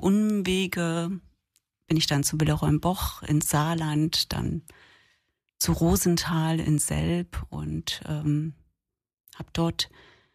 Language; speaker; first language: German; native; German